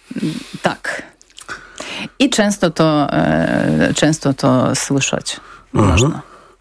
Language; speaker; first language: Polish; non-native, local second language; Ukrainian